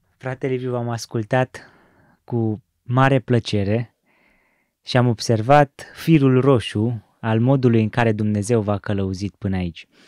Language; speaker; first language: Romanian; native; Romanian